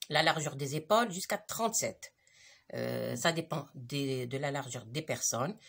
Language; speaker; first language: French; non-native, local second language; Arabic